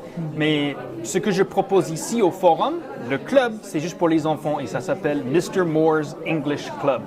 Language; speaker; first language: French; non-native, fluent; English